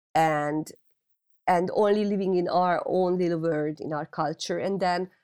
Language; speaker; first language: English; non-native, fluent; Hungarian